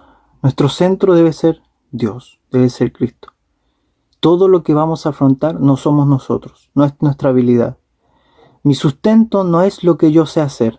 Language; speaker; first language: Spanish; native; Spanish